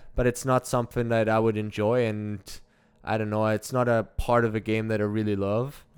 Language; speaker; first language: English; early bilingual, other home language; German